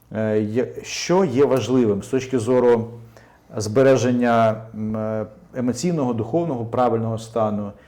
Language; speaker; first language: Ukrainian; native; Ukrainian